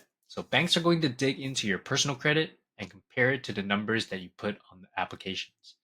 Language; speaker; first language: English; native; English